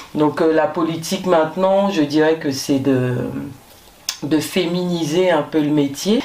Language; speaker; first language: French; native; French